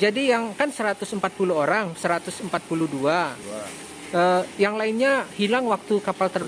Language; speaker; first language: Indonesian; native; Indonesian